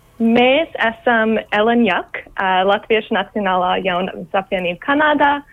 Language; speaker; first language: Latvian; early bilingual, heritage; Latvian